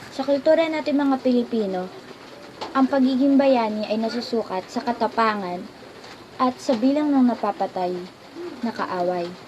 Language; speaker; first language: Filipino; native; Filipino